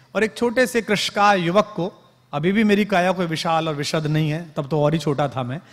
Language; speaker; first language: Hindi; native; Hindi